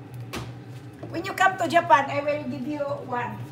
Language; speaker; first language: English; non-native, local second language; Filipino